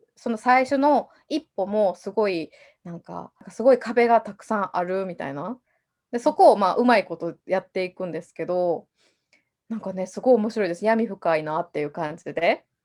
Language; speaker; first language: Japanese; native; Japanese